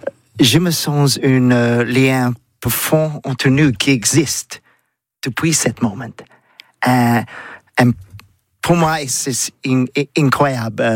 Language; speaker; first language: French; non-native, learner; English